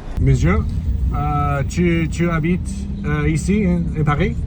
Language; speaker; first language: French; non-native, learner; English